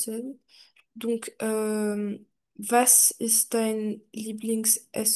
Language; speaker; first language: German; non-native, learner; French